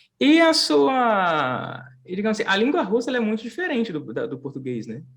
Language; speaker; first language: Portuguese; native; Portuguese